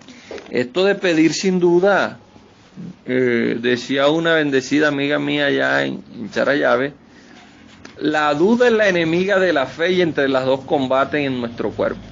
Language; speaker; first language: Spanish; native; Spanish